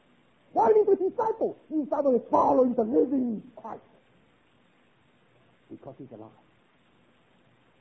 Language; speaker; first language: English; non-native, fluent; Chinese